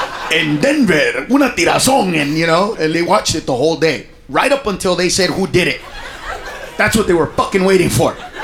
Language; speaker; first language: English; early bilingual, other home language; Spanish